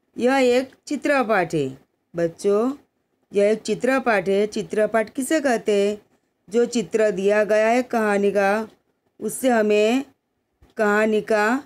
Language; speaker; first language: Hindi; non-native, local second language; Gujarati